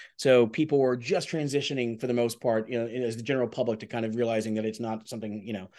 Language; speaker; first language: English; native; English